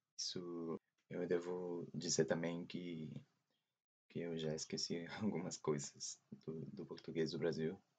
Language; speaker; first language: Portuguese; non-native, fluent; Spanish